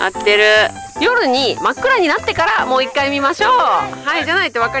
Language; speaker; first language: Japanese; native; Japanese